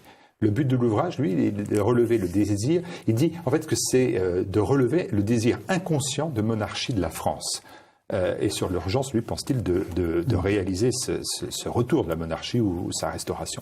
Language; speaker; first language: French; native; French